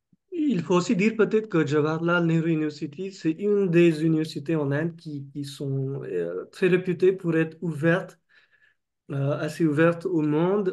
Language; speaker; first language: French; non-native, fluent; Marathi